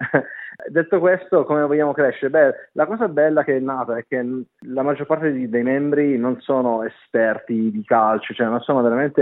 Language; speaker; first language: Italian; native; Italian